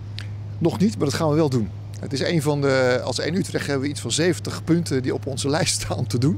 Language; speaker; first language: Dutch; native; Dutch